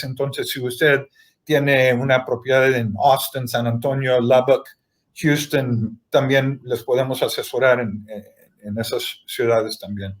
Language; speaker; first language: Spanish; early bilingual, heritage; Spanish